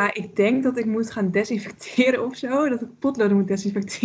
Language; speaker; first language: Dutch; native; Dutch